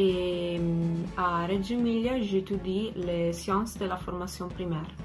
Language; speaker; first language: French; non-native, learner; Italian